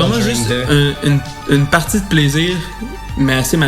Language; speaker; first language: French; native; French